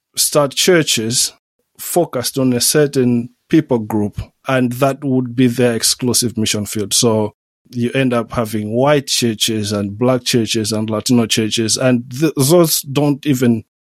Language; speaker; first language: English; non-native, local second language; Nyanja